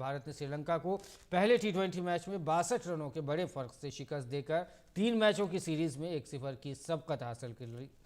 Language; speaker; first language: Urdu; native; Urdu